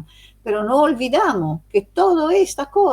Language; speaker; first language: Spanish; non-native, fluent; Italian